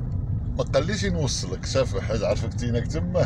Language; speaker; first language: Arabic; native; Arabic